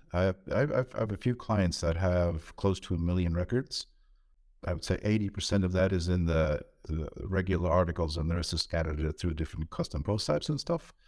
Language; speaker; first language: English; non-native, fluent; Dutch